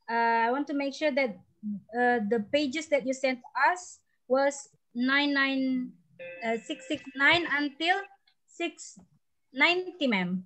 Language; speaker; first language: English; non-native, learner; Indonesian